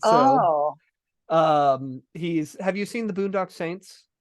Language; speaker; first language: English; native; English